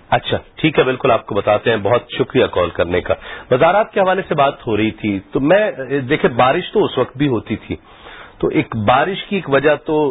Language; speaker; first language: Urdu; native; Urdu